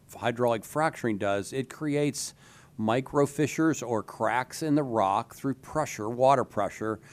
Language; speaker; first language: English; native; English